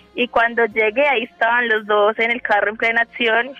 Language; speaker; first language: Spanish; native; Spanish